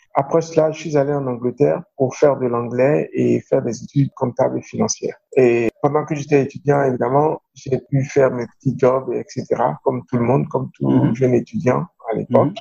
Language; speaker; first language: French; non-native, local second language; Fon